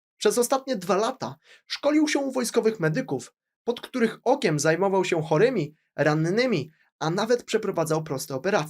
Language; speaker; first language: Polish; native; Polish